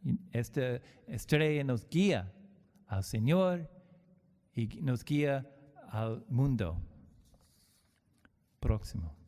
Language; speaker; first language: Spanish; non-native, learner; English